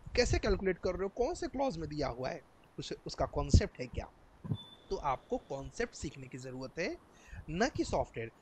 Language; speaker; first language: Hindi; native; Hindi